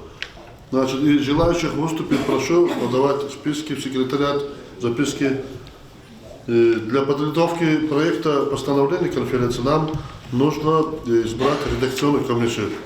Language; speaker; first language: Russian; non-native, local second language; Lezghian